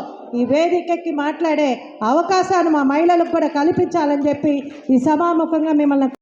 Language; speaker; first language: Telugu; native; Telugu